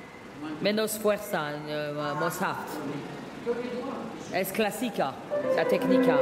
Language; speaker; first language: Spanish; non-native, learner; French